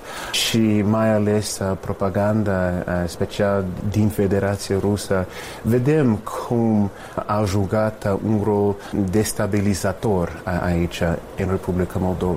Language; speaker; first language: Romanian; non-native, fluent; English